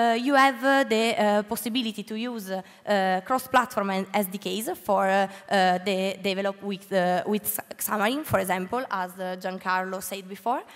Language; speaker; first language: English; non-native, learner; Italian